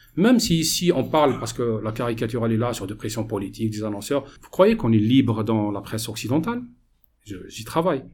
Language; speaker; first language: French; non-native, local second language; Arabic